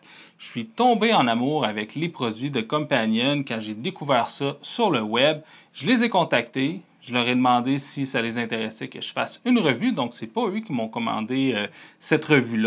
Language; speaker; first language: French; native; French